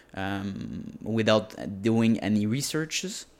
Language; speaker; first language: English; non-native, fluent; French